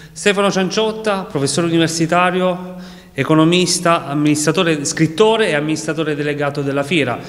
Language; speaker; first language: Italian; native; Italian